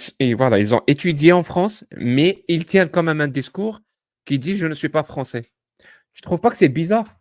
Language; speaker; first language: French; non-native, local second language; Kabyle